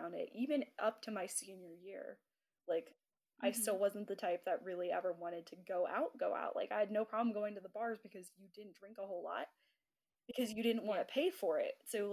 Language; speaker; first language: English; native; English